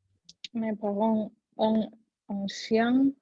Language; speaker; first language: French; non-native, learner; Russian